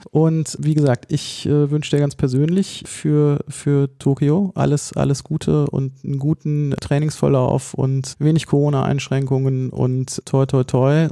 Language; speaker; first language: German; native; German